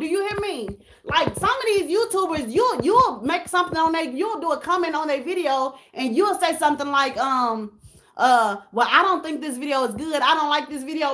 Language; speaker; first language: English; native; English